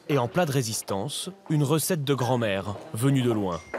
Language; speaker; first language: French; native; French